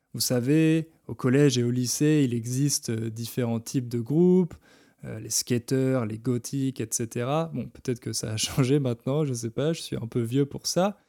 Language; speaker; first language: French; native; French